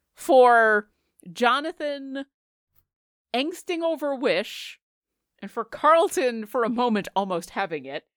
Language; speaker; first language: English; native; English